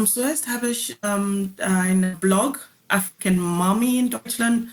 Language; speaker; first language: German; non-native, learner; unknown